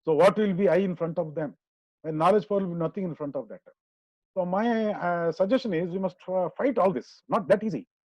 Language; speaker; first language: English; non-native, local second language; Kannada